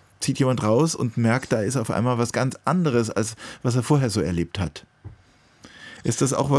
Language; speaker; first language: German; native; German